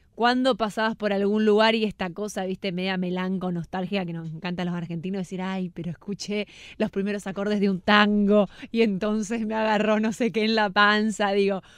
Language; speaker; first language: Spanish; native; Spanish